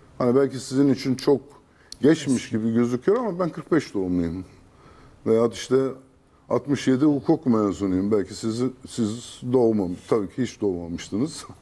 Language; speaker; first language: Turkish; non-native, local second language; Kurdish